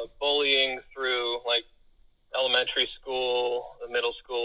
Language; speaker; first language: English; native; English